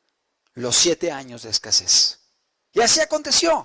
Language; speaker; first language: Spanish; native; Spanish